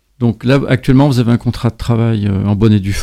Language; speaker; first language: French; native; French